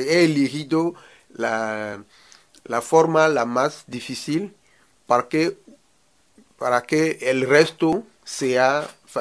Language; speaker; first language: Spanish; non-native, learner; Ewe